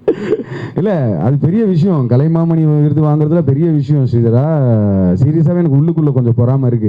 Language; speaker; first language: Tamil; native; Tamil